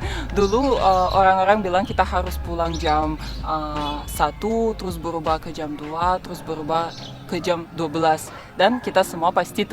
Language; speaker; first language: Indonesian; non-native, fluent; Russian